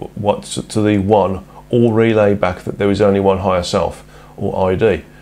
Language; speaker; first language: English; native; English